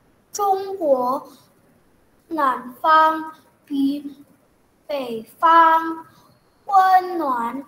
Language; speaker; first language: Chinese; non-native, learner; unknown